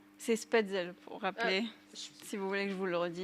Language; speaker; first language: French; native; French